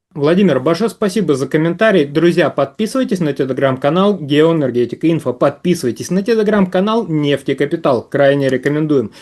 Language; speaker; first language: Russian; native; Russian